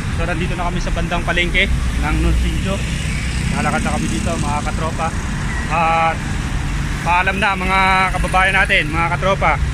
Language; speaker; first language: Filipino; native; Filipino